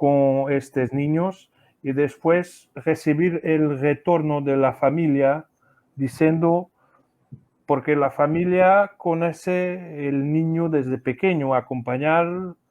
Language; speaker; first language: Spanish; non-native, learner; Portuguese